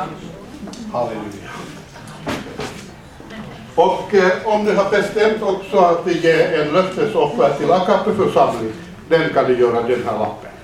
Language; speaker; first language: Swedish; non-native, fluent; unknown